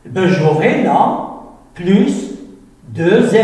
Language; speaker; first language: French; non-native, local second language; Arabic